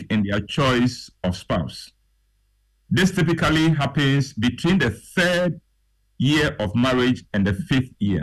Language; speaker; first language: English; non-native, local second language; Akan